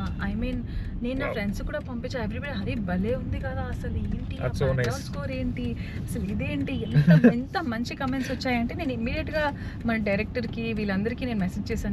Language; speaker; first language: Telugu; native; Telugu